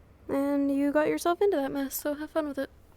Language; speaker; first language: English; native; English